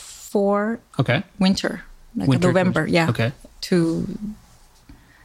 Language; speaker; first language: English; non-native, fluent; Korean